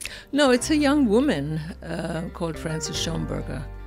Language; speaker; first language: English; non-native, fluent; German